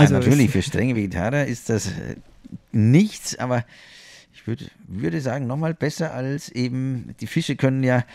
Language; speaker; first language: German; native; German